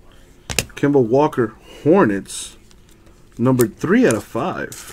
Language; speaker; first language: English; native; English